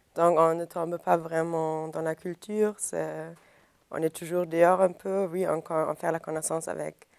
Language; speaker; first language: French; non-native, fluent; German